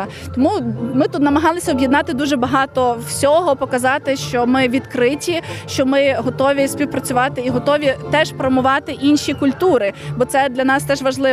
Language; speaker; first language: Ukrainian; native; Ukrainian